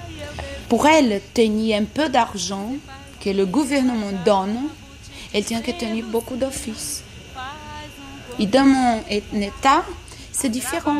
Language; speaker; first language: French; non-native, learner; Portuguese